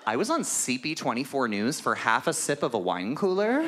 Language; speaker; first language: English; native; English